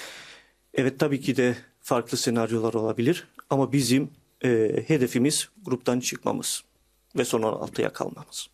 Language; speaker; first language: Turkish; early bilingual, heritage; Turkish